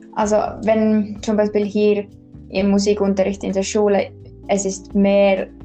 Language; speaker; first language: German; non-native, learner; Finnish